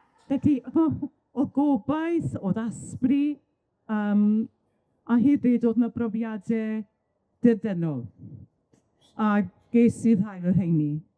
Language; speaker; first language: Welsh; native; Welsh